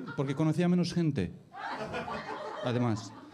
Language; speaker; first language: Spanish; non-native, learner; Romanian